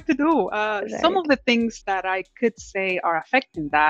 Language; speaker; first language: English; non-native, fluent; Spanish